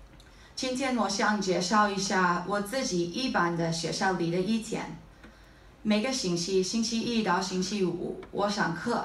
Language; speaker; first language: Chinese; non-native, learner; English